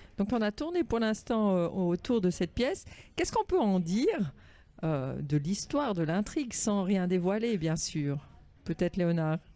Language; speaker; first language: French; native; French